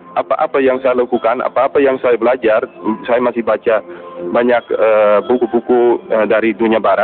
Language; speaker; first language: Indonesian; non-native, fluent; Dutch